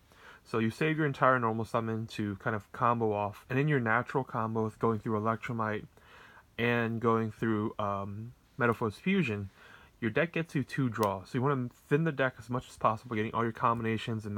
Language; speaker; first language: English; native; English